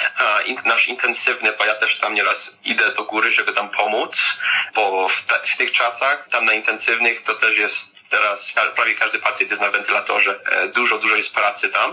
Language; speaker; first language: Polish; early bilingual, heritage; Polish